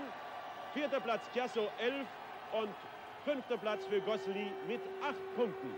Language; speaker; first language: German; native; German